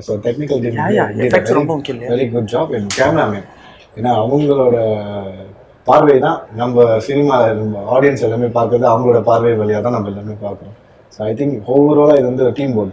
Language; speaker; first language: Tamil; native; Tamil